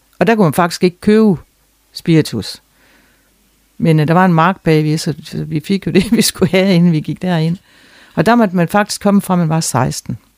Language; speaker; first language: Danish; native; Danish